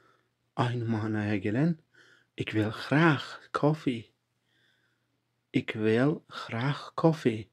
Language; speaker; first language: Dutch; non-native, learner; Turkish